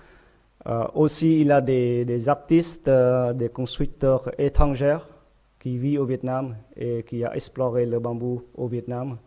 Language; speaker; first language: French; non-native, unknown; Vietnamese